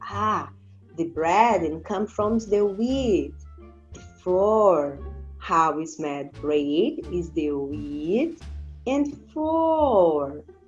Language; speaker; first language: English; non-native, learner; Portuguese